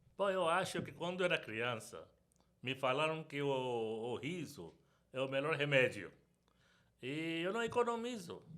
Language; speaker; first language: Portuguese; non-native, fluent; Sindhi